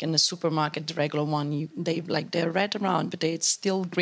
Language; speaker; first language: English; non-native, fluent; Italian